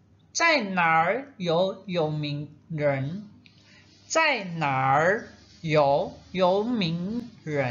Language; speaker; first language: Chinese; non-native, fluent; Indonesian